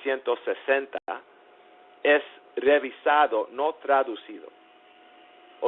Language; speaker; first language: Spanish; early bilingual, heritage; English